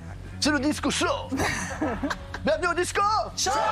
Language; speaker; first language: French; native; French